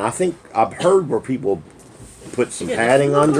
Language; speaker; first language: English; native; English